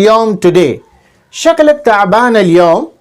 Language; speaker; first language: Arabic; non-native, fluent; Urdu